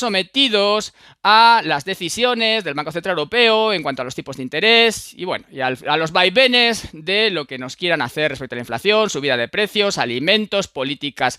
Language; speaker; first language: Spanish; native; Spanish